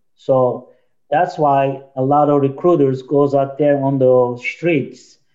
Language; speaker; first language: English; non-native, fluent; Turkish